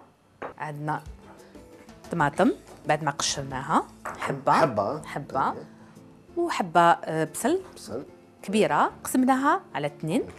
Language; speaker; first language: Arabic; native; Arabic